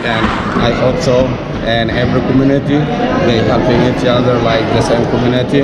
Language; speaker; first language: English; non-native, learner; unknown